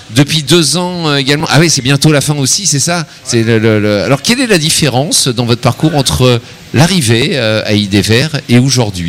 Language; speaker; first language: French; native; French